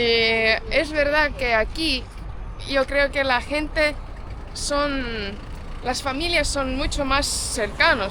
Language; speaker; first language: Spanish; non-native, fluent; Estonian